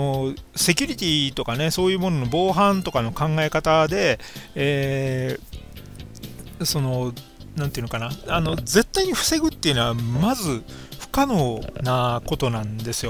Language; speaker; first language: Japanese; native; Japanese